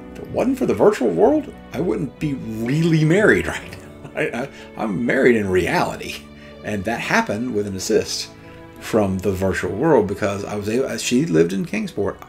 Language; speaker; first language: English; native; English